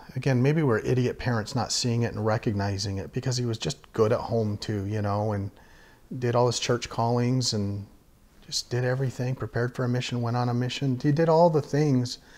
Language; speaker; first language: English; native; English